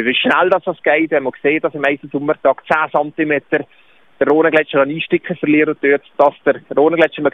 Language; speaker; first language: German; native; German